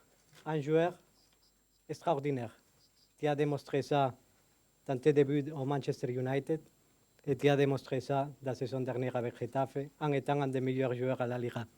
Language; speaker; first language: French; non-native, fluent; Spanish